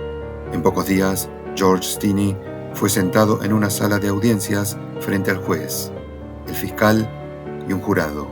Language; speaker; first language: Spanish; native; Spanish